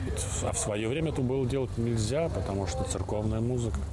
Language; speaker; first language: Russian; native; Russian